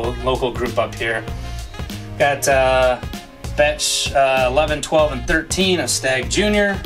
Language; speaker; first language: English; native; English